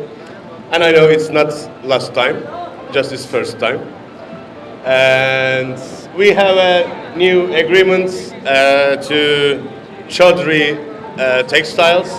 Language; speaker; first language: English; non-native, learner; Turkish